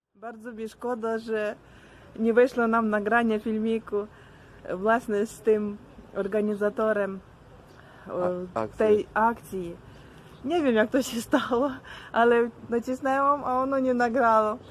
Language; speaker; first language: Polish; non-native, learner; Ukrainian